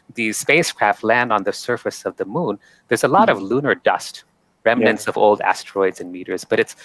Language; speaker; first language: English; native; English